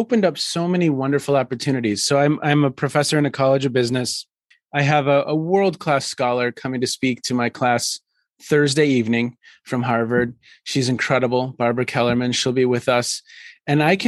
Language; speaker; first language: English; native; English